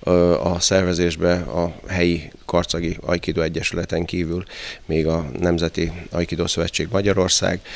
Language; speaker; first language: Hungarian; native; Hungarian